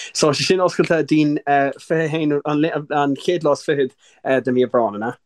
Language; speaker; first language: Irish; non-native, local second language; English